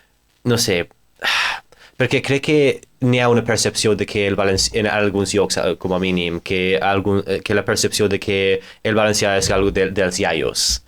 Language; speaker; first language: Catalan; non-native, fluent; English